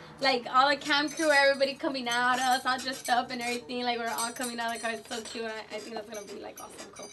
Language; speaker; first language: English; early bilingual, other home language; Spanish